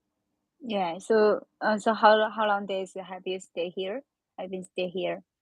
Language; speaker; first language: English; non-native, learner; Chinese